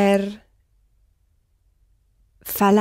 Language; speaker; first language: Portuguese; non-native, learner; English